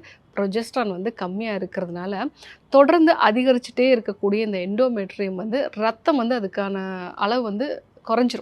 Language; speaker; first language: Tamil; native; Tamil